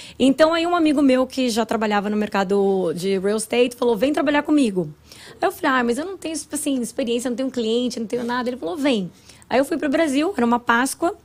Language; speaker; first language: Portuguese; native; Portuguese